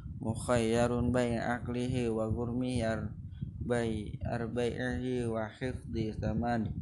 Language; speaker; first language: Arabic; non-native, learner; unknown